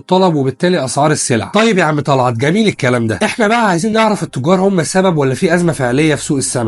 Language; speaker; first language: Arabic; native; Arabic